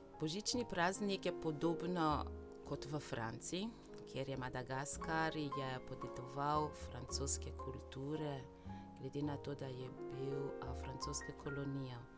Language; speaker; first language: Slovenian; non-native, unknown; French